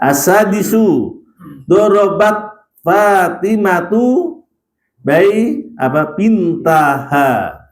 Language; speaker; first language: Arabic; non-native, fluent; Indonesian